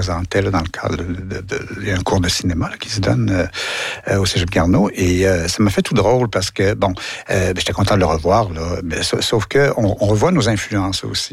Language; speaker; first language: French; native; French